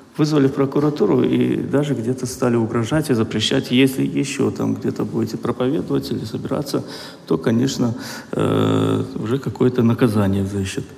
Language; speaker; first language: Russian; non-native, local second language; Azerbaijani